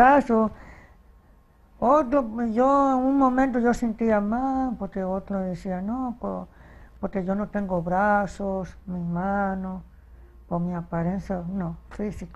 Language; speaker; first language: Spanish; early bilingual, heritage; Spanish